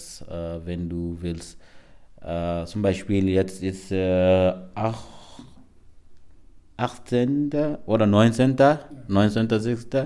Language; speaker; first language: German; non-native, learner; Arabic